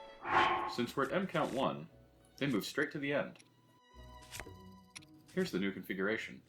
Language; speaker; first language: English; native; English